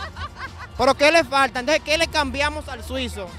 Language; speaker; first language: Spanish; native; Spanish